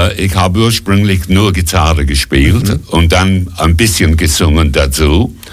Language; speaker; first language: German; non-native, fluent; English